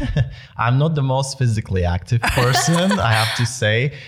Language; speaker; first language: English; non-native, fluent; Bulgarian